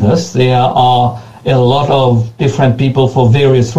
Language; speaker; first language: English; non-native, fluent; French